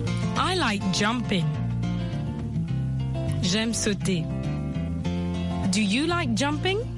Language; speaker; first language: English; non-native, fluent; French